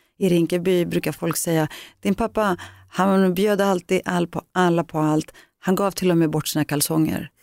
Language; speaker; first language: Swedish; early bilingual, other home language; Greek